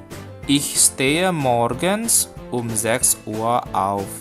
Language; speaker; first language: German; non-native, fluent; Indonesian